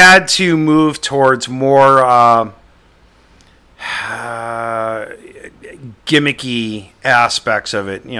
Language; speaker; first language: English; native; English